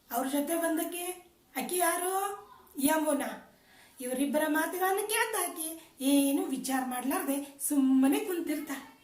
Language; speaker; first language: Kannada; native; Kannada